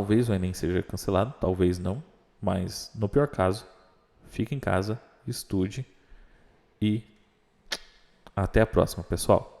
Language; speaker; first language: Portuguese; native; Portuguese